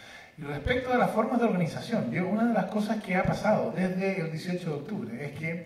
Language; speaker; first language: Spanish; native; Spanish